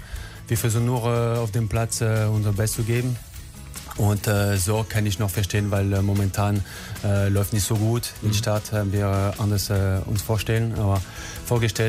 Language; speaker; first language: German; non-native, learner; French